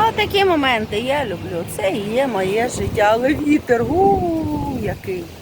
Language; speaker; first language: Ukrainian; native; Ukrainian